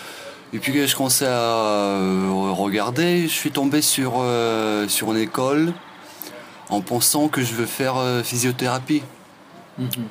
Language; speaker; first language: French; non-native, fluent; Russian